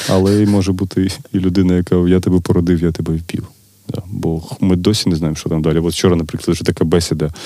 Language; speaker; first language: Ukrainian; non-native, local second language; Russian